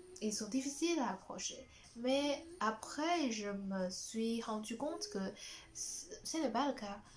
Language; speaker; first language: French; non-native, fluent; Chinese